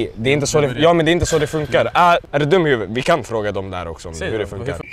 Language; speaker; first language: Swedish; native; Swedish